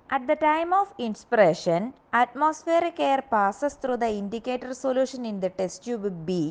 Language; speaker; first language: English; non-native, local second language; Malayalam